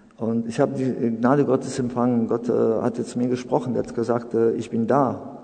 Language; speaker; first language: German; non-native, fluent; Serbian